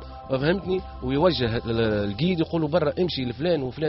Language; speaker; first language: Arabic; native; Arabic